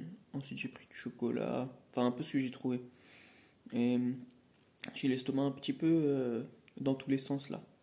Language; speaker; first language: French; native; French